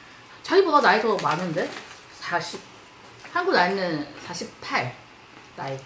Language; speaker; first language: Korean; non-native, fluent; Chinese